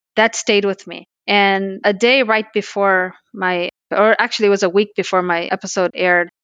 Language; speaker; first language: English; early bilingual, other home language; Pashto